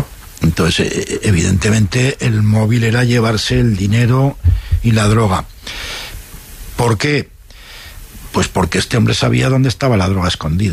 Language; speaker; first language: Spanish; native; Spanish